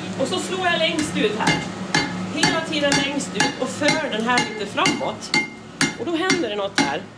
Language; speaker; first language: Swedish; native; Swedish